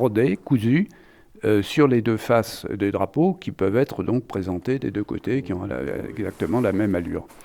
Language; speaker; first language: French; native; French